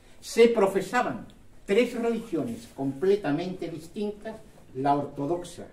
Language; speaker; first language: Spanish; native; Spanish